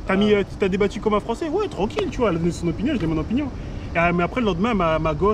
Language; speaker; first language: French; native; French